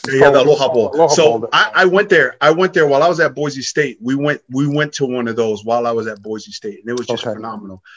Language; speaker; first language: English; native; English